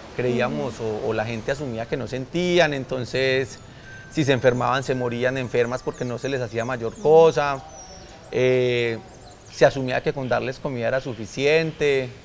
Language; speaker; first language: Spanish; native; Spanish